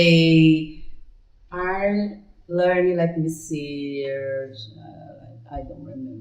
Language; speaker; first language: English; non-native, fluent; Portuguese